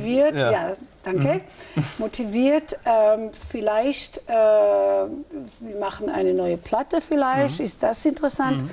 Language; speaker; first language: German; early bilingual, heritage; German